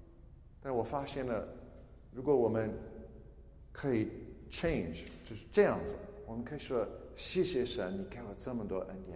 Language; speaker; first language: Chinese; non-native, fluent; English